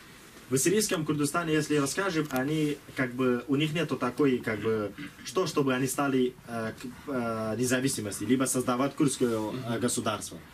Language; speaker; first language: Russian; non-native, learner; Kurdish